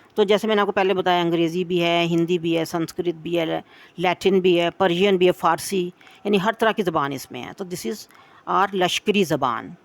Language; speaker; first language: Urdu; native; Urdu